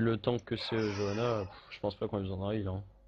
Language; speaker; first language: French; native; French